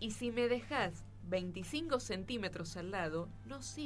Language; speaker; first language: Spanish; native; Spanish